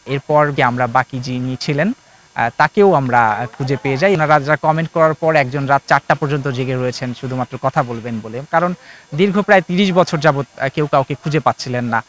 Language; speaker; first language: Bangla; native; Bangla